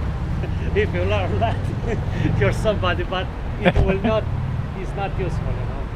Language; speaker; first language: English; non-native, fluent; Romanian